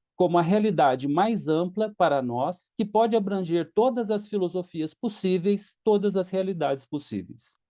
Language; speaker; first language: Portuguese; native; Portuguese